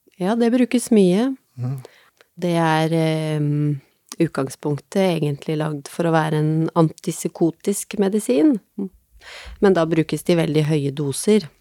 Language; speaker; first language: Norwegian; native; Norwegian